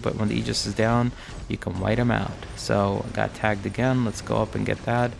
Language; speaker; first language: English; native; English